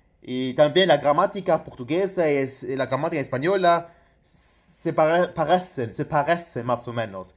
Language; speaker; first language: Spanish; non-native, fluent; Luxembourgish